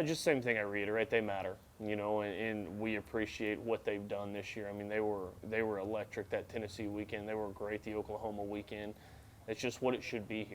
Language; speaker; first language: English; native; English